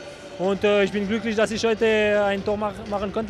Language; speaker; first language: German; non-native, local second language; French